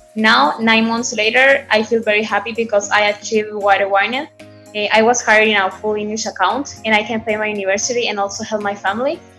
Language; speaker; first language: English; non-native, learner; Spanish